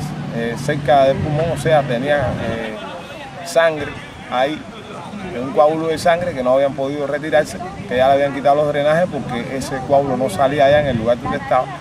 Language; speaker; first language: Spanish; native; Spanish